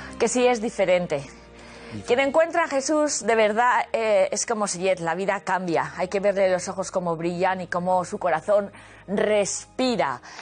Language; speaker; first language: Spanish; native; Spanish